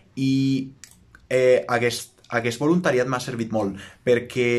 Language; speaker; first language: Catalan; non-native, learner; Spanish